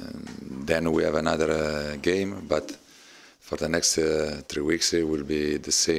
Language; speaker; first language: English; non-native, learner; Italian